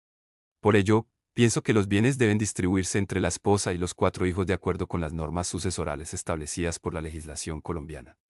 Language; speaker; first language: Spanish; native; Spanish